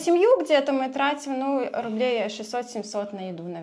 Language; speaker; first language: Russian; native; Russian